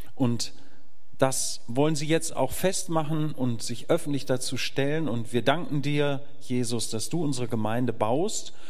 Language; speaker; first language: German; native; German